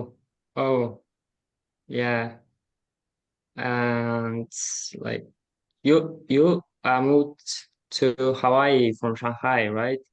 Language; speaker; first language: English; non-native, learner; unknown